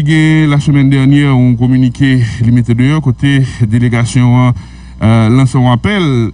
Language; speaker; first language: French; non-native, local second language; Haitian Creole